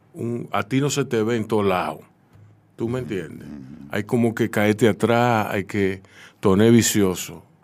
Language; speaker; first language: Spanish; native; Spanish